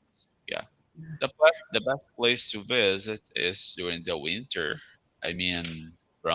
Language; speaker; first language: English; non-native, fluent; Portuguese